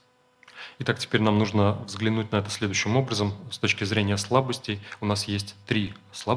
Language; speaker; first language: Russian; native; Russian